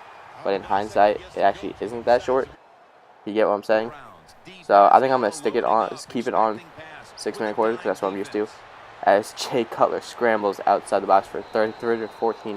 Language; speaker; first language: English; native; English